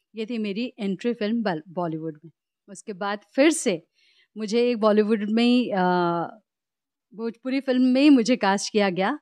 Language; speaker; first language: Hindi; native; Hindi